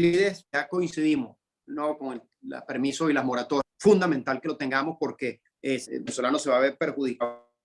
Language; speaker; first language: Spanish; native; Spanish